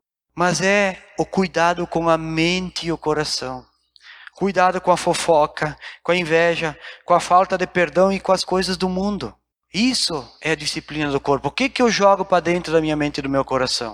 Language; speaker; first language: Portuguese; native; Portuguese